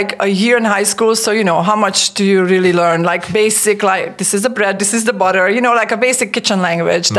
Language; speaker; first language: English; non-native, fluent; Hungarian